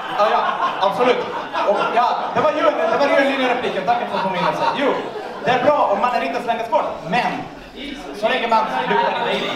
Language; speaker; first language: Swedish; non-native, fluent; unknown